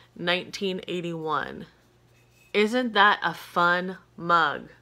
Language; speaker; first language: English; native; English